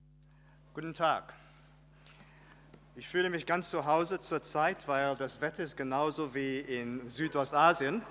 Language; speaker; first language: German; non-native, fluent; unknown